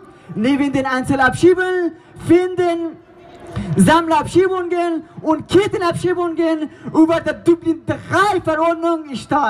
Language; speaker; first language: German; non-native, learner; Persian